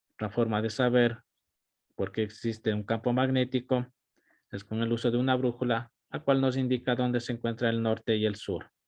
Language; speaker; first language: Spanish; native; Spanish